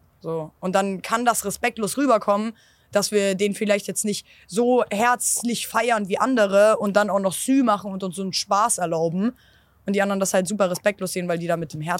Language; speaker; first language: German; native; German